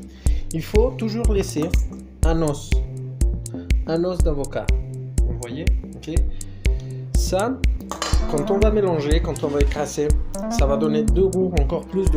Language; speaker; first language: French; non-native, fluent; Spanish